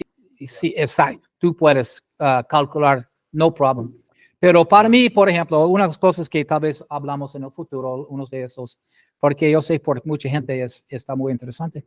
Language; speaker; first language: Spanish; non-native, fluent; English